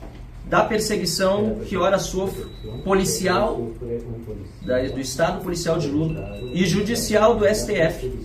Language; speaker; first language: Portuguese; native; Portuguese